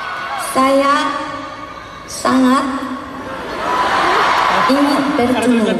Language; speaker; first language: Indonesian; non-native, learner; Korean